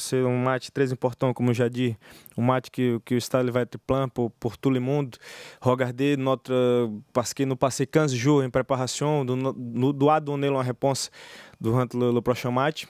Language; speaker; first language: French; non-native, learner; Portuguese